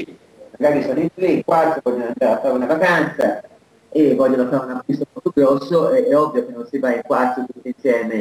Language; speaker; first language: Italian; native; Italian